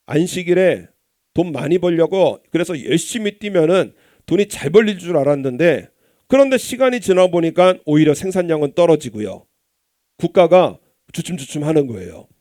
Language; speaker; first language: Korean; native; Korean